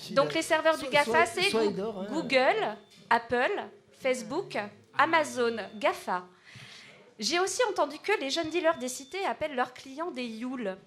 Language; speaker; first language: French; native; French